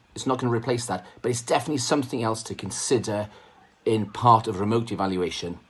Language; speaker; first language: English; non-native, local second language; Welsh